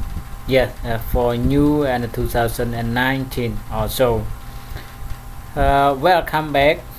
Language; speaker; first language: English; non-native, learner; Khmer